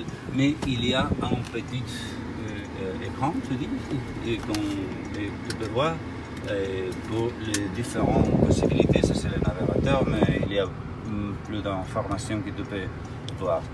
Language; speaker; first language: French; non-native, learner; Spanish